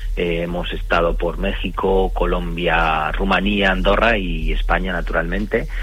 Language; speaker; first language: Spanish; early bilingual, other home language; Romanian